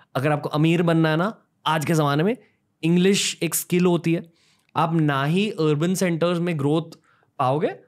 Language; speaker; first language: Hindi; native; Hindi